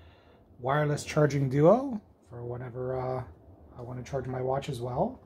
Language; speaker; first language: English; native; English